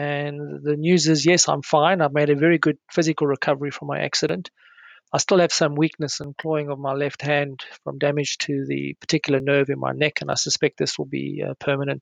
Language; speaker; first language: English; native; English